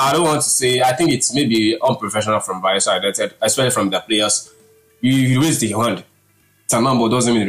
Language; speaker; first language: English; non-native, local second language; Yoruba